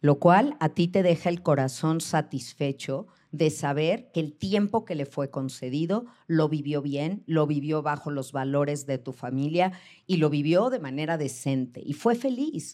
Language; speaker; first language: Spanish; native; Spanish